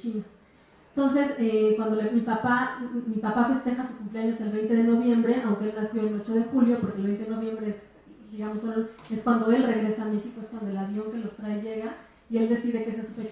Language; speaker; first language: Spanish; native; Spanish